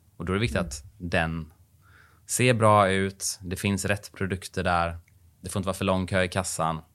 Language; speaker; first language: Swedish; native; Swedish